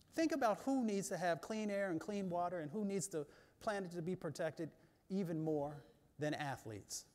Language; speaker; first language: English; native; English